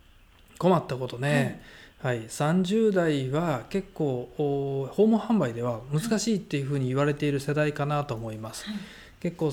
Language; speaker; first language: Japanese; native; Japanese